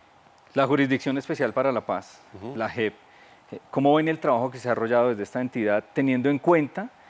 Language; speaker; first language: Spanish; native; Spanish